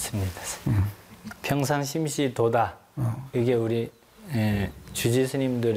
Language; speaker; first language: Korean; non-native, fluent; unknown